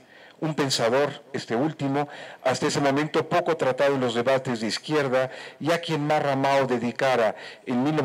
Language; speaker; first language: Spanish; native; Spanish